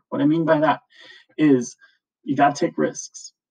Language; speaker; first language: English; native; English